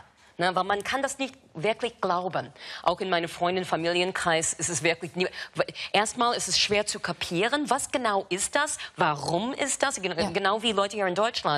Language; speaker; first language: German; non-native, fluent; English